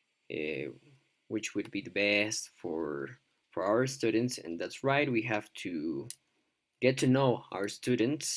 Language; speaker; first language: English; non-native, fluent; Spanish